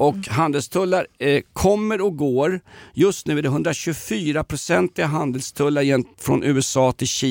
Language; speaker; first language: Swedish; native; Swedish